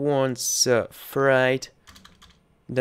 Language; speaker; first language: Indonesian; non-native, learner; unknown